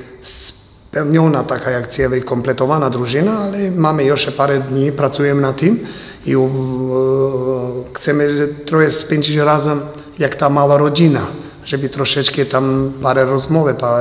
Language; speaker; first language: Polish; non-native, fluent; Albanian